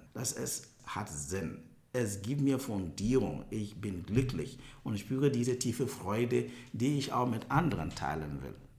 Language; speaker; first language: German; non-native, fluent; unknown